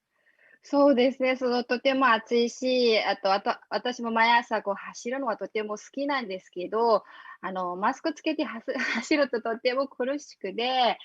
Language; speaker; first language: Japanese; non-native, fluent; Mongolian